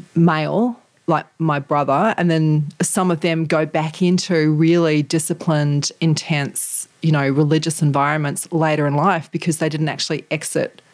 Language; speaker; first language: English; native; English